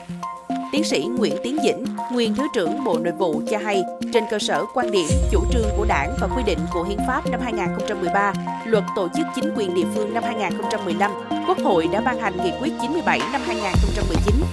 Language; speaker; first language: Vietnamese; native; Vietnamese